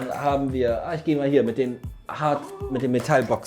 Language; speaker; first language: German; native; German